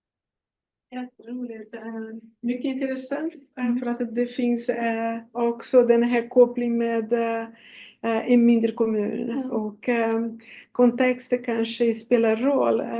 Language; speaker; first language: Swedish; non-native, fluent; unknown